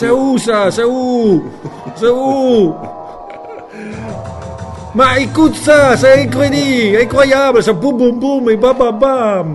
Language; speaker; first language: French; non-native, learner; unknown